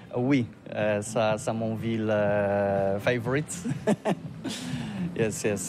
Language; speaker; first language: French; non-native, learner; Polish